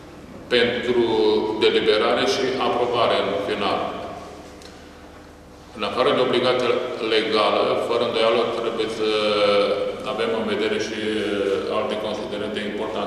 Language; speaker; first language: Romanian; native; Romanian